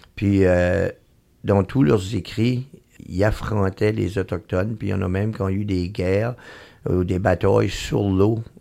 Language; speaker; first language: French; native; French